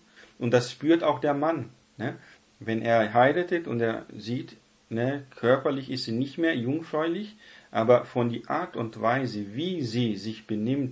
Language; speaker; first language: German; non-native, fluent; Portuguese